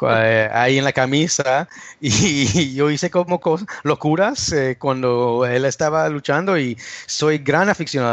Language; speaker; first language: Spanish; early bilingual, heritage; English